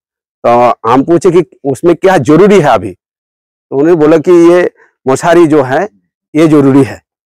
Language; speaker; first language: Hindi; non-native, local second language; Bangla